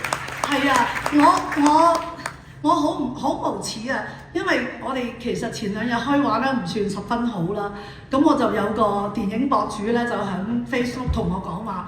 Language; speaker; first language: Cantonese; native; Cantonese